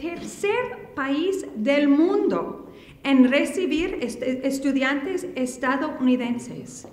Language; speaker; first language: Spanish; non-native, fluent; English